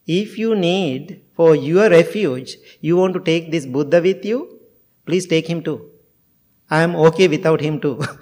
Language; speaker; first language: English; non-native, fluent; Sinhala